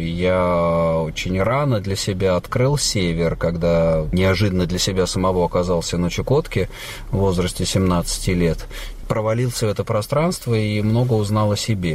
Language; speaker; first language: Russian; native; Russian